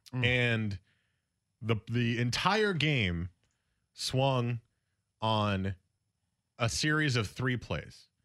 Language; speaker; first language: English; native; English